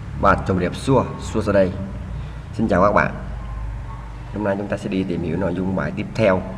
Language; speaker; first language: Vietnamese; non-native, local second language; Khmer